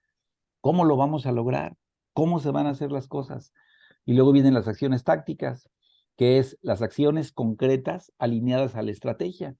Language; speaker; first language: Spanish; native; Spanish